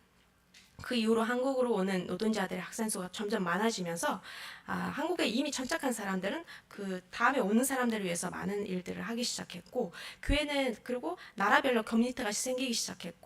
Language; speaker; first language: Korean; non-native, fluent; Mongolian